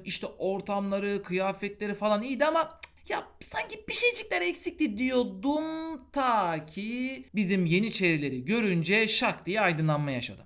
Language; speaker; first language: Turkish; native; Turkish